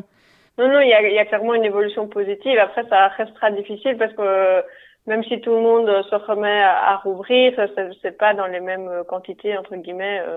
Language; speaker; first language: French; native; French